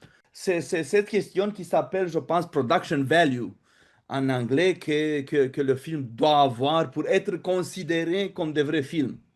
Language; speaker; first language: French; non-native, fluent; Romanian